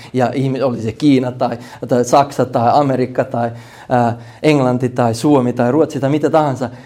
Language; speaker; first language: Finnish; native; Finnish